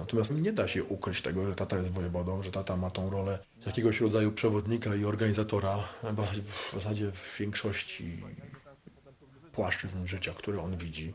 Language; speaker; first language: Polish; native; Polish